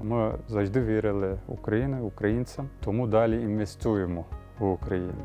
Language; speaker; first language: Ukrainian; non-native, learner; Turkish